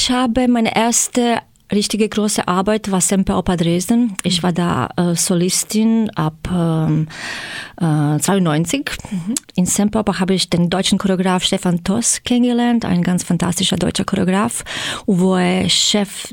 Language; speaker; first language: German; non-native, fluent; Croatian